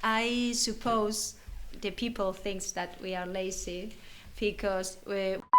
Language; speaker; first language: English; non-native, learner; Spanish